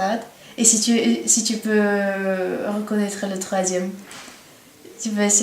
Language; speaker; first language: French; non-native, learner; Bulgarian